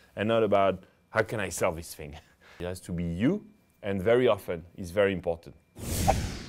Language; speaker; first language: English; non-native, fluent; French